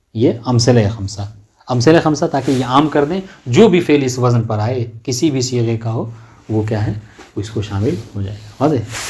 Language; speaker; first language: Urdu; native; Urdu